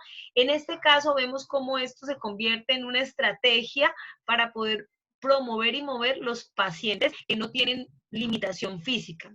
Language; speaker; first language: Spanish; native; Spanish